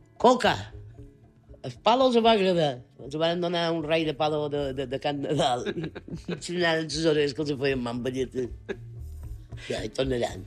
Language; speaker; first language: Catalan; native; Catalan